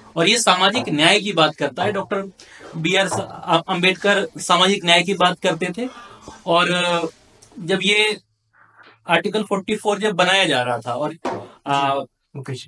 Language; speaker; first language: Hindi; native; Hindi